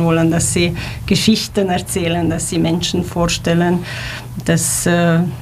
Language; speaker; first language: German; non-native, fluent; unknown